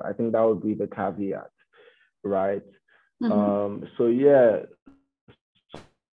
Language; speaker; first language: English; non-native, local second language; Yoruba